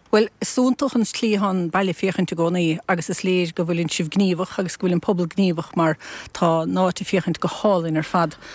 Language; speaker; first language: Irish; native; Irish